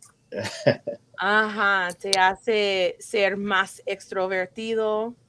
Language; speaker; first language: Spanish; non-native, fluent; English